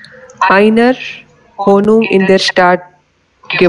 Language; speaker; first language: German; non-native, learner; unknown